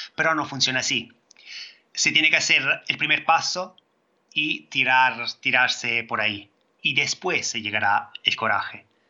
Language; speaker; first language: Spanish; non-native, fluent; Italian